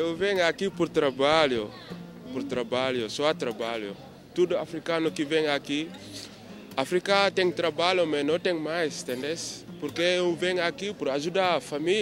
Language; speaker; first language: Portuguese; non-native, learner; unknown